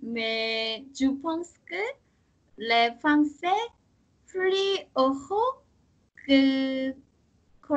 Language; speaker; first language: French; non-native, learner; Korean